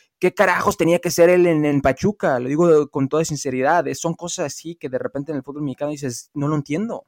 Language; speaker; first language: Spanish; early bilingual, heritage; Spanish